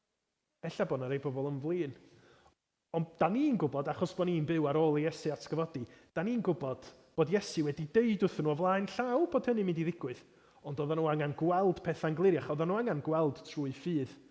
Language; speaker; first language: Welsh; native; Welsh